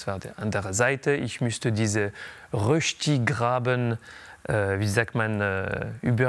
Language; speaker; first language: German; non-native, local second language; French